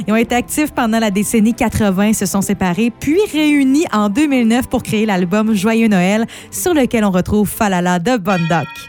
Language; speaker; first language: French; native; French